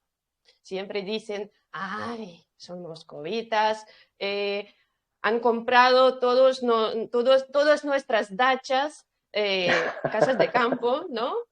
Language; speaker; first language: Spanish; non-native, fluent; Russian